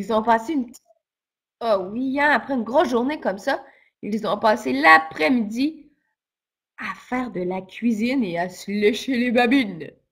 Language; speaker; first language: French; native; French